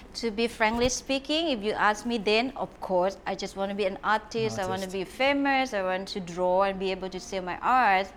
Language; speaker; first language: English; non-native, fluent; Thai